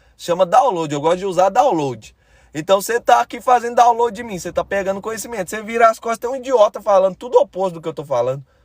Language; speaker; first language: Portuguese; native; Portuguese